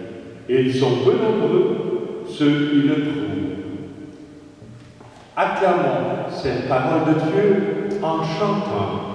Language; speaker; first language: French; native; French